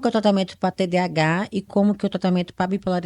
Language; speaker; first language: Portuguese; native; Portuguese